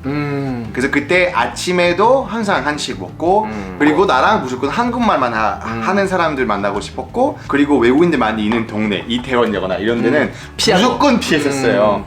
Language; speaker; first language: Korean; non-native, fluent; French